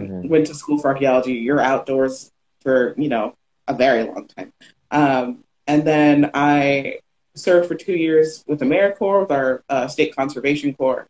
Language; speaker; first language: English; native; English